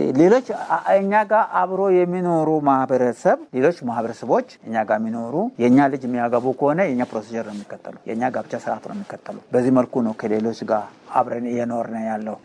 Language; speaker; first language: Amharic; non-native, local second language; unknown